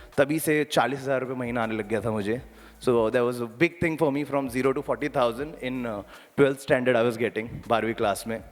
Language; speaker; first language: Hindi; native; Hindi